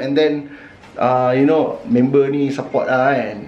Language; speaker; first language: English; non-native, local second language; Malay